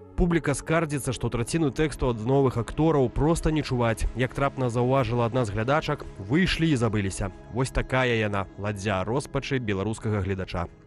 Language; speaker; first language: Belarusian; native; Belarusian